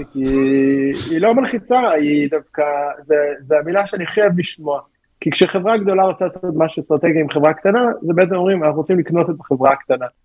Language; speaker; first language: Hebrew; native; Hebrew